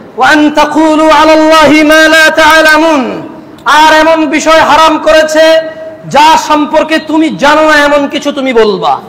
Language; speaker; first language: Bangla; native; Bangla